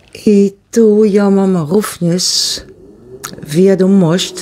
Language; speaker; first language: Polish; non-native, learner; Dutch